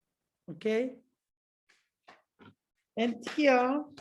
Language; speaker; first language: English; non-native, learner; Georgian